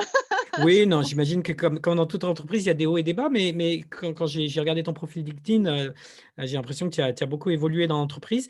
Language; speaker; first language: French; native; French